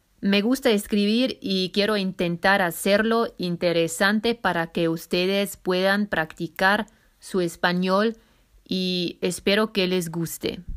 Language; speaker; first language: Spanish; non-native, fluent; German